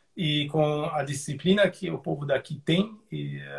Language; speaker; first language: Portuguese; non-native, fluent; German